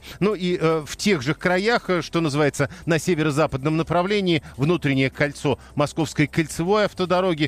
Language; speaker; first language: Russian; native; Russian